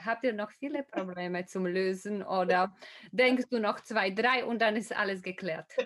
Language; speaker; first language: German; non-native, fluent; Slovak